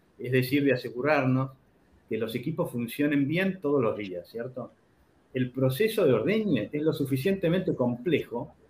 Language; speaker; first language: Spanish; native; Spanish